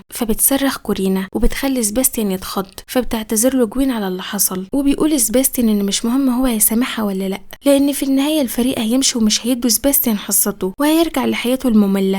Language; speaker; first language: Arabic; native; Arabic